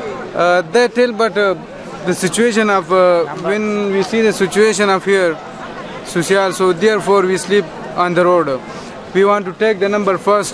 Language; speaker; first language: English; non-native, learner; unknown